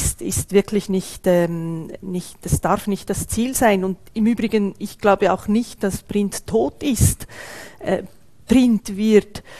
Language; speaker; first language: German; native; German